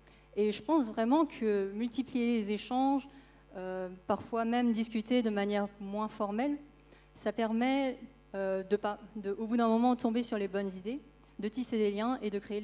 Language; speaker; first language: French; native; French